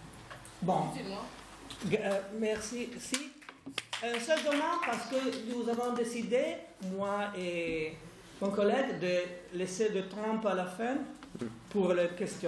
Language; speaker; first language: French; non-native, fluent; Italian